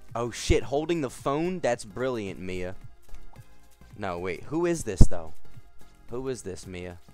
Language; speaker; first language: English; native; English